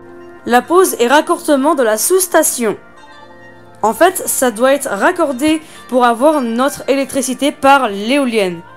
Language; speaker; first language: French; native; French